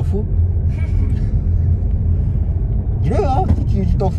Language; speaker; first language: French; native; French